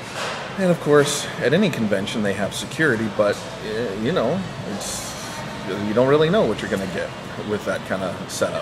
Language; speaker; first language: English; native; English